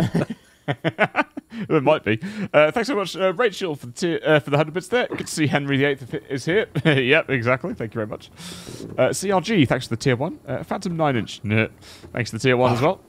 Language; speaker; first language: English; native; English